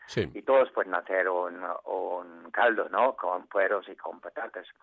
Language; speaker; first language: Spanish; non-native, fluent; English